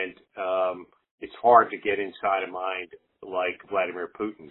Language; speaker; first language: English; native; English